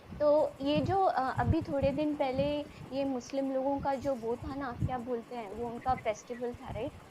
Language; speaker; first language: Hindi; non-native, local second language; Telugu